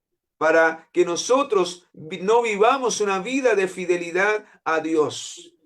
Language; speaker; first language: Spanish; native; Spanish